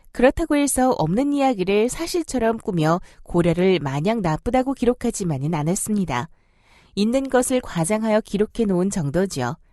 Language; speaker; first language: Korean; native; Korean